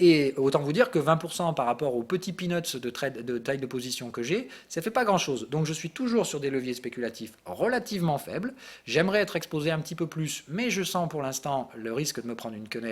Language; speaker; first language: French; native; French